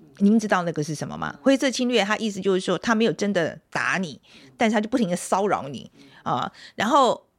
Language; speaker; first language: Chinese; native; Chinese